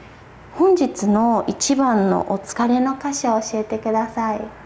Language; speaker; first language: Japanese; native; Japanese